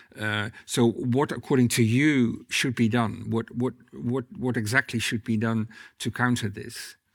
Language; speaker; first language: English; non-native, fluent; Dutch